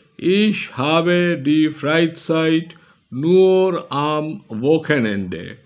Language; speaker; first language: German; non-native, learner; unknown